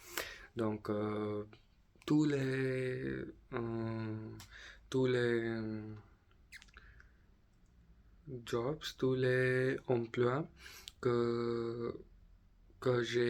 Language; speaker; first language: French; non-native, learner; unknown